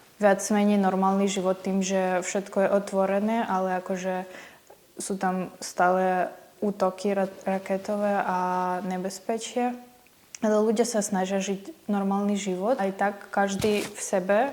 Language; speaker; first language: Slovak; non-native, learner; Ukrainian